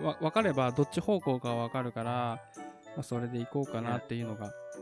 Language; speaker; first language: Japanese; native; Japanese